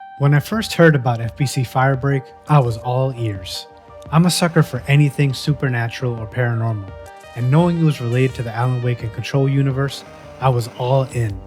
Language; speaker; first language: English; native; English